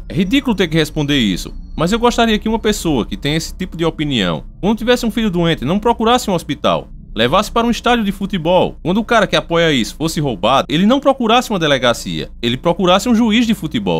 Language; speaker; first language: Portuguese; native; Portuguese